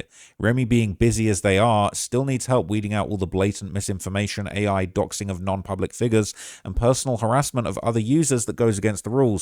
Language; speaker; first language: English; native; English